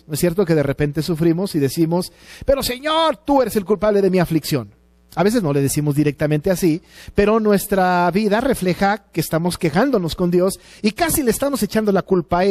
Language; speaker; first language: Spanish; native; Spanish